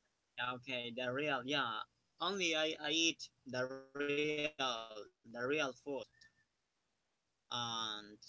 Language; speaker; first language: English; non-native, learner; Spanish